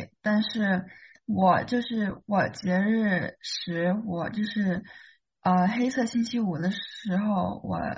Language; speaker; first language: Chinese; early bilingual, heritage; Chinese